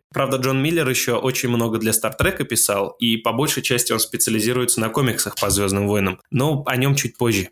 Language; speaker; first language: Russian; native; Russian